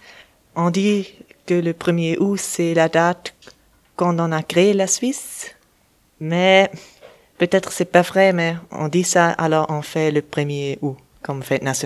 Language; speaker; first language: French; non-native, local second language; German